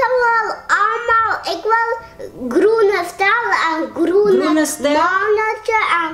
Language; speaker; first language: Dutch; early bilingual, heritage; Dutch